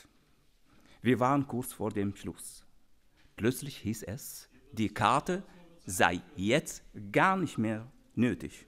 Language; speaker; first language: German; non-native, fluent; Arabic